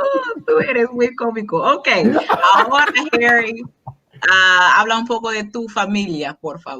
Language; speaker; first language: Spanish; non-native, fluent; English